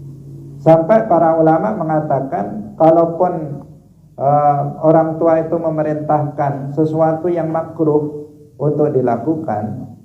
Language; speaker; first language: Indonesian; non-native, local second language; Javanese